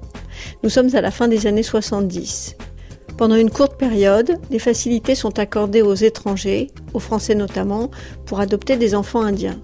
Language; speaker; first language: French; native; French